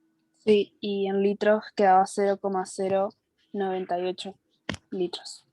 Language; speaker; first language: Spanish; native; Spanish